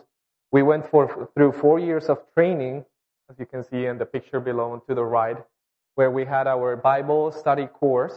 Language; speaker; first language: English; non-native, fluent; Spanish